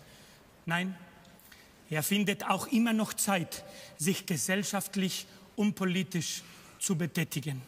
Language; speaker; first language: German; non-native, fluent; Spanish